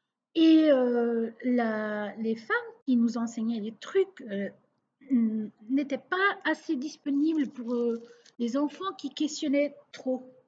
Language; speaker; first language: French; non-native, local second language; Portuguese